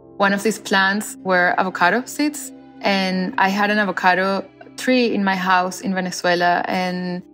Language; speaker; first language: English; non-native, fluent; Spanish